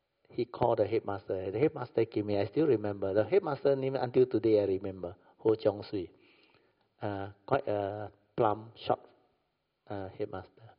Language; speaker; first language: English; non-native, local second language; Min Nan Chinese